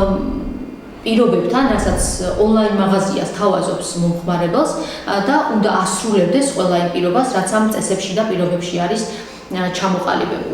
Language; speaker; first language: Georgian; native; Georgian